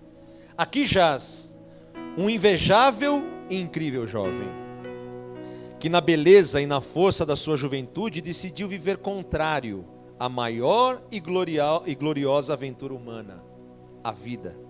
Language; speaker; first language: Portuguese; native; Portuguese